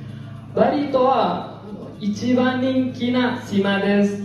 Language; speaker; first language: Japanese; non-native, learner; Indonesian